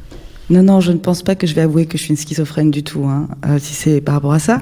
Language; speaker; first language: French; native; French